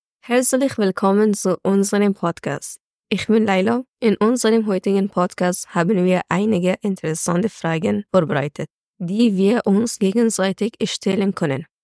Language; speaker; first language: German; non-native, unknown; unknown